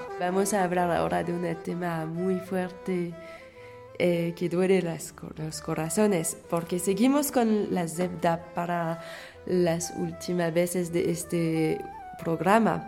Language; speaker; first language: Spanish; non-native, fluent; French